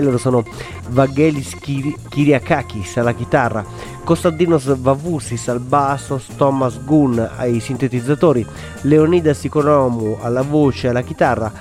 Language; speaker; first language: Italian; native; Italian